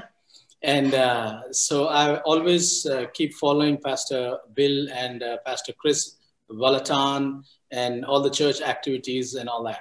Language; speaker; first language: English; non-native, local second language; Telugu